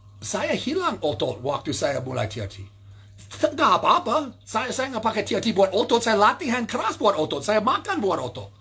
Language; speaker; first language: Indonesian; non-native, learner; English